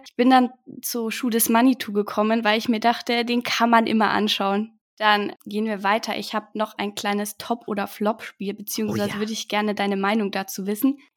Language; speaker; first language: German; native; German